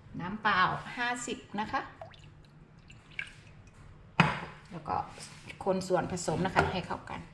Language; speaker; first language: Thai; native; Thai